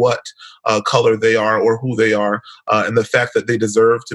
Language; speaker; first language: English; native; English